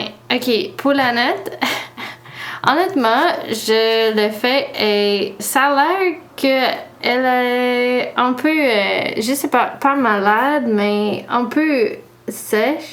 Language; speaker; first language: French; non-native, learner; English